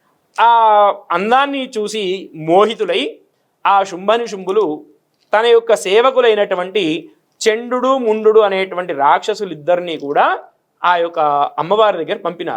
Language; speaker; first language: Telugu; native; Telugu